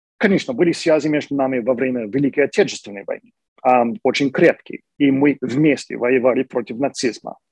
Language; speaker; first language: Russian; non-native, fluent; English